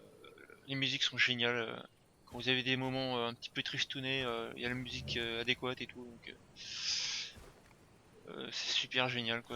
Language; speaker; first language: French; native; French